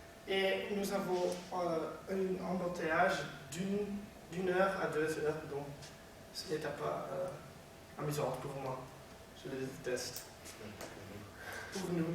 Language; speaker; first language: French; non-native, learner; Dutch